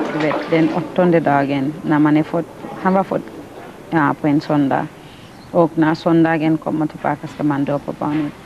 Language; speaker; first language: Swedish; non-native, fluent; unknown